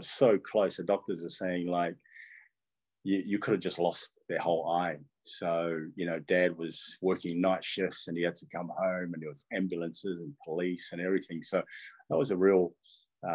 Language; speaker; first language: English; non-native, local second language; Tongan